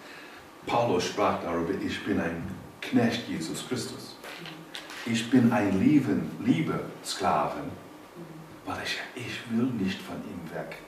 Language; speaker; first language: German; non-native, fluent; English